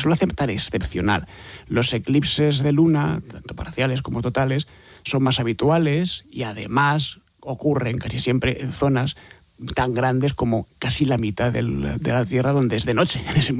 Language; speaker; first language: Spanish; native; Spanish